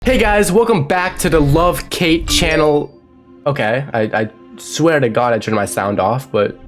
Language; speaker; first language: English; native; English